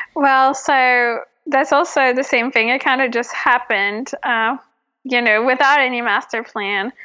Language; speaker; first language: English; non-native, fluent; French